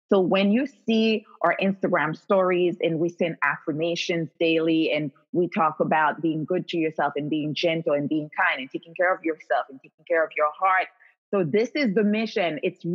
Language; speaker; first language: English; non-native, fluent; Haitian Creole